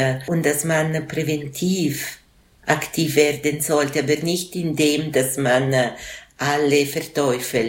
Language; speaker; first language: German; non-native, local second language; Italian